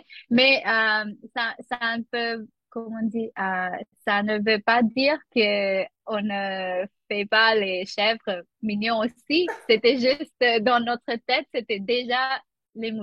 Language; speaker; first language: French; non-native, learner; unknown